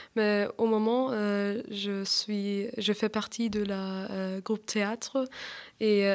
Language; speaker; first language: French; non-native, learner; German